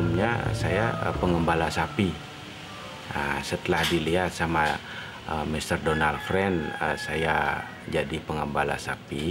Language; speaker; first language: Indonesian; non-native, local second language; Balinese